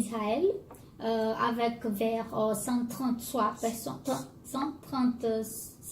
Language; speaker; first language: French; non-native, learner; Portuguese